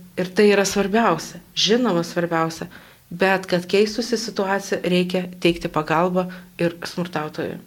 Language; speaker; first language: Lithuanian; native; Lithuanian